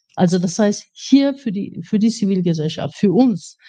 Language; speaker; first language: German; native; German